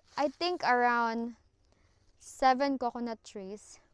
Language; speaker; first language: English; non-native, local second language; Cebuano